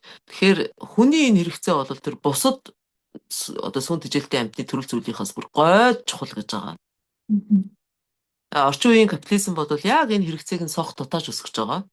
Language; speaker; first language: Mongolian; native; Mongolian